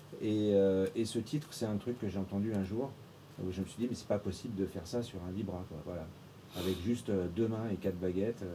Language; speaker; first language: French; native; French